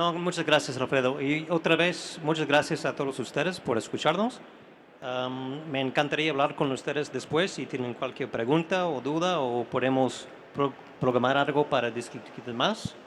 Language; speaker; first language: Spanish; non-native, fluent; English